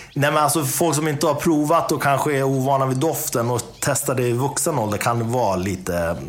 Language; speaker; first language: Swedish; early bilingual, other home language; Persian